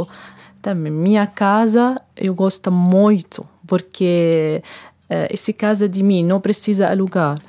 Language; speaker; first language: Portuguese; non-native, learner; Arabic